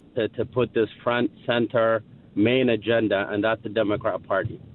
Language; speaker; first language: English; non-native, fluent; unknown